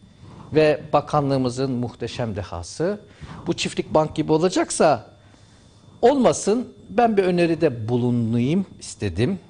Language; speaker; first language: Turkish; native; Turkish